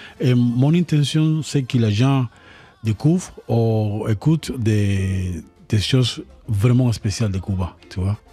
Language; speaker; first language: French; non-native, learner; Spanish